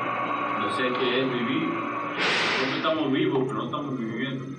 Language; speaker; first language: Spanish; early bilingual, heritage; Spanish